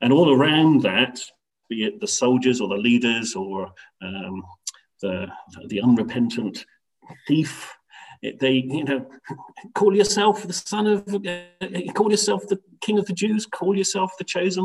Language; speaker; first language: English; native; English